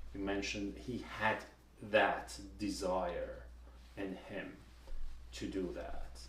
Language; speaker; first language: English; non-native, fluent; Persian